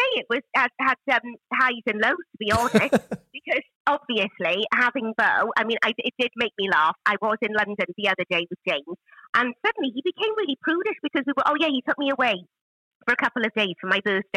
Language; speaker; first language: English; native; English